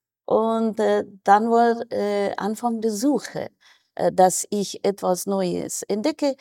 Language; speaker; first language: German; non-native, fluent; Persian